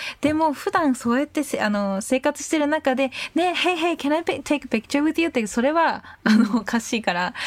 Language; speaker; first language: Japanese; native; Japanese